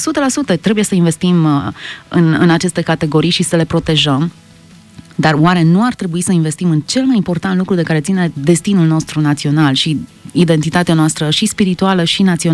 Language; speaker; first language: Romanian; native; Romanian